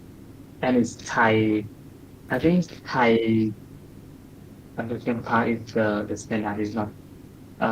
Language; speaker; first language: English; non-native, learner; Thai